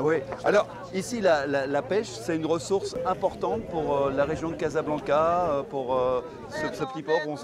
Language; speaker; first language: French; native; French